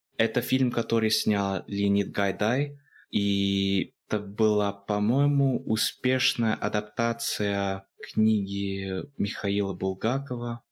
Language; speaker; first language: Russian; non-native, fluent; English